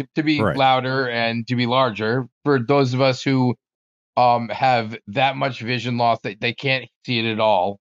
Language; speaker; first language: English; native; English